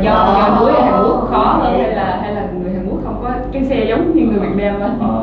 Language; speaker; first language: Vietnamese; native; Vietnamese